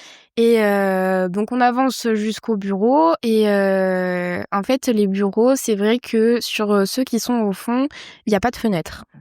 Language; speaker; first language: French; native; French